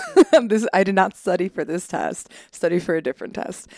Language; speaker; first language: English; native; English